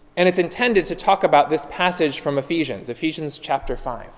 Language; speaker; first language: English; native; English